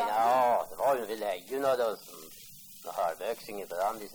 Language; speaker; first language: Swedish; native; Swedish